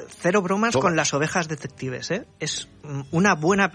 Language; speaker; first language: Spanish; native; Spanish